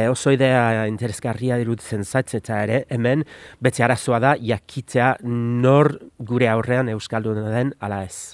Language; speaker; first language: Basque; non-native, fluent; English